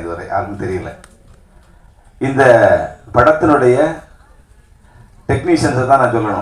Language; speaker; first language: Tamil; native; Tamil